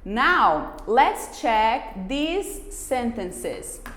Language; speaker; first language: English; non-native, fluent; Portuguese